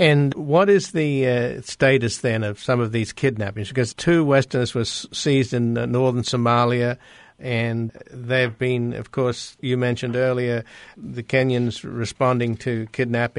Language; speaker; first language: English; native; English